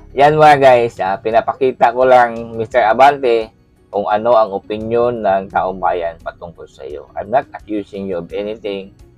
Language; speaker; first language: Filipino; non-native, local second language; Cebuano